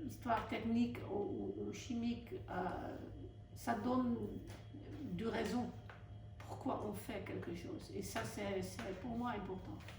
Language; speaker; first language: French; non-native, fluent; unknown